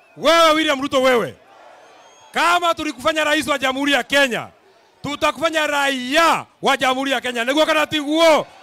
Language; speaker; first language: Swahili; non-native, local second language; Kikuyu